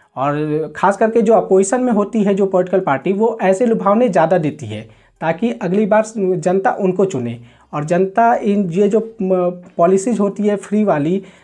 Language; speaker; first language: Hindi; native; Hindi